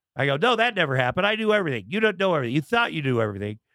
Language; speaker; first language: English; native; English